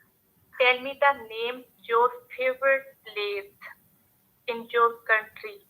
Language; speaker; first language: English; non-native, learner; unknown